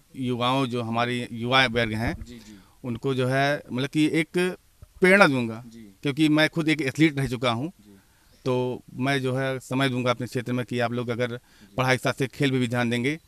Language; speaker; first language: Hindi; native; Hindi